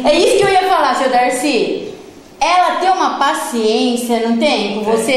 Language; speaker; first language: Portuguese; native; Portuguese